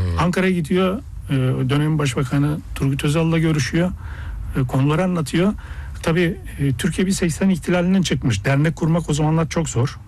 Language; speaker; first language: Turkish; early bilingual, heritage; Turkish